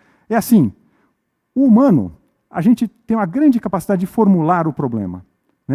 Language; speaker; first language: Portuguese; native; Portuguese